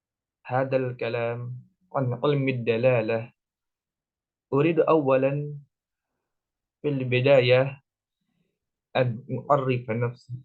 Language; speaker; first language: Arabic; non-native, learner; Indonesian